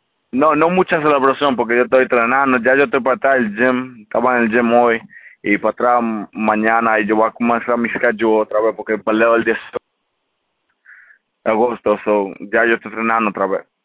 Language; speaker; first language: Spanish; early bilingual, heritage; English